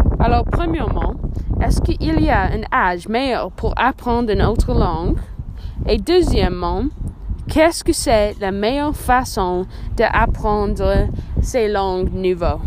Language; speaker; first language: French; non-native, learner; English